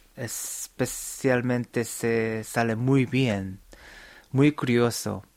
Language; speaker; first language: Spanish; non-native, fluent; Korean